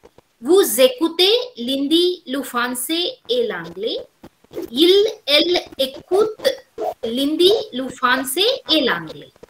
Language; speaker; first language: French; non-native, learner; Hindi